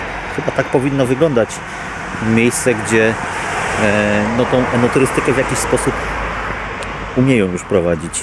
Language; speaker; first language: Polish; native; Polish